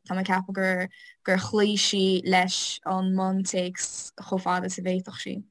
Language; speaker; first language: Irish; non-native, local second language; English